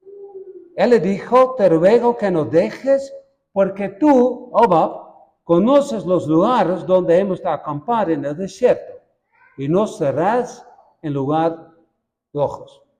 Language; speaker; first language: Spanish; non-native, fluent; Dutch